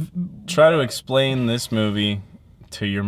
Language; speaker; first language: English; native; English